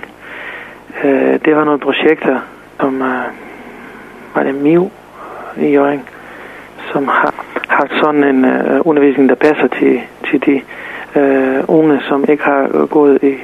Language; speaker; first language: Danish; non-native, fluent; Serbian